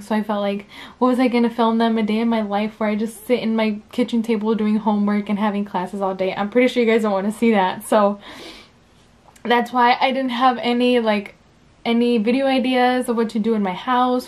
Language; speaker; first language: English; early bilingual, other home language; Spanish